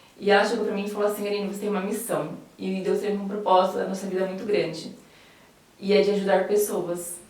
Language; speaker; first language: Portuguese; native; Portuguese